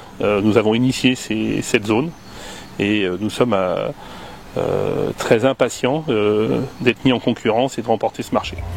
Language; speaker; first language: French; native; French